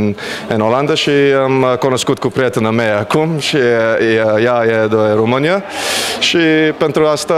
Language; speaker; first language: Romanian; non-native, learner; Bulgarian